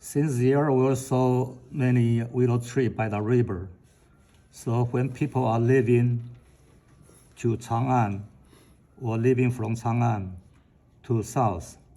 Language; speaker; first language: English; non-native, fluent; Chinese